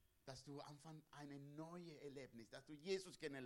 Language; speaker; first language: German; non-native, learner; Spanish